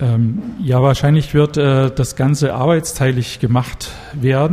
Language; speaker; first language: German; native; German